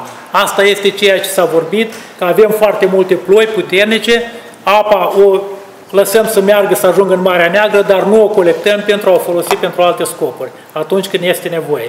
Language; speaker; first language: Romanian; native; Romanian